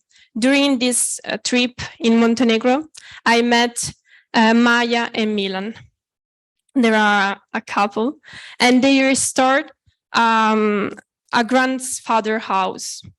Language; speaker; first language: English; non-native, fluent; Italian